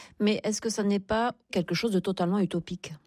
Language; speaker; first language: French; native; French